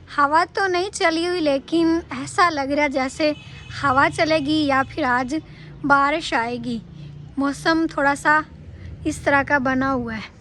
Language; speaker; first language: Urdu; non-native, local second language; Punjabi